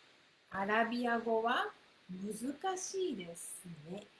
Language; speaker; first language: Japanese; non-native, fluent; English